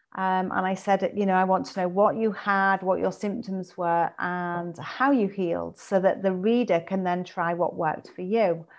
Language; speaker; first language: English; native; English